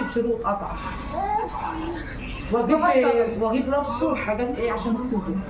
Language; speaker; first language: Arabic; native; Arabic